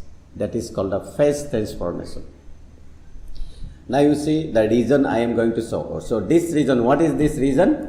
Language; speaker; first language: English; non-native, local second language; Assamese